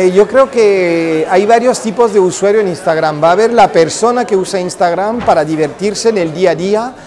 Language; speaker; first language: Spanish; early bilingual, heritage; Spanish